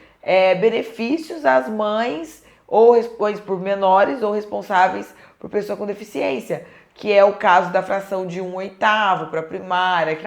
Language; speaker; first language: Portuguese; native; Portuguese